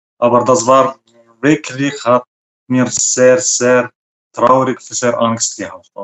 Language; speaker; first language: German; non-native, learner; Kurdish